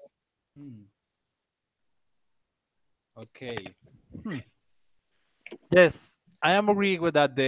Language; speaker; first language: English; non-native, learner; Spanish